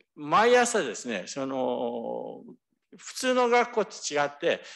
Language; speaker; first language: Japanese; early bilingual, other home language; English